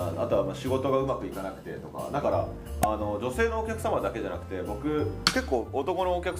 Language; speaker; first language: Japanese; native; Japanese